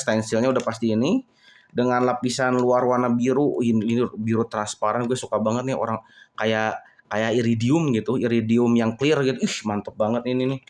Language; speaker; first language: Indonesian; native; Indonesian